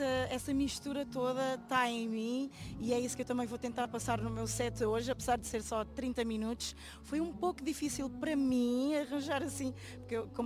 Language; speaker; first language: Portuguese; native; Portuguese